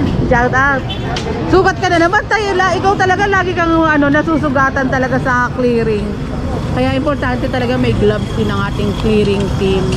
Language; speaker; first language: Filipino; native; Filipino